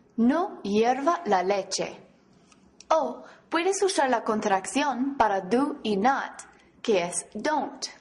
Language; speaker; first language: Spanish; non-native, fluent; English